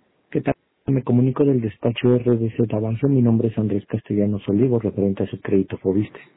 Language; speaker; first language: Spanish; native; Spanish